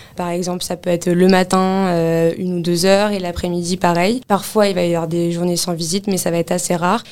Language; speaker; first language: French; native; French